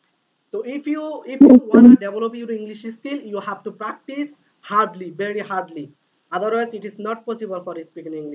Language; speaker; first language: English; non-native, local second language; Bangla